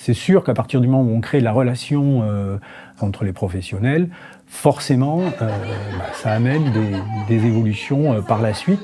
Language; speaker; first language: French; native; French